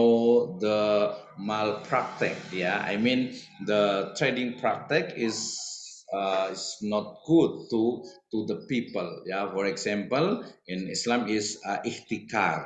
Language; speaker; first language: English; non-native, learner; Indonesian